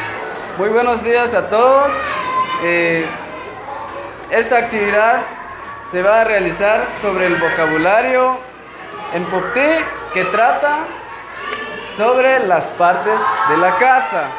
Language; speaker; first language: Spanish; non-native, local second language; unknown